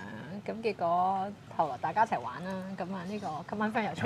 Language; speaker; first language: Cantonese; native; Cantonese